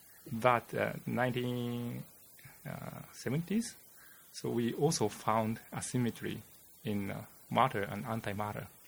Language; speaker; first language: English; non-native, fluent; Japanese